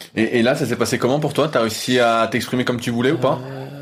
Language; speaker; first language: French; native; French